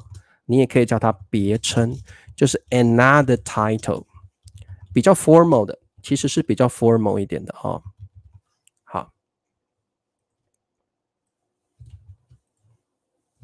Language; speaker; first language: Chinese; native; Chinese